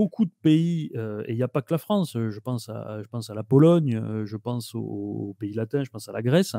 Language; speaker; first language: French; native; French